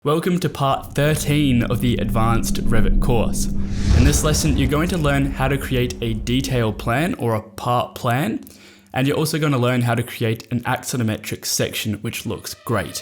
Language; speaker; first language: English; native; English